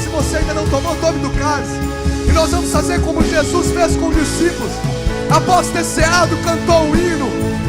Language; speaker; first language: Portuguese; native; Portuguese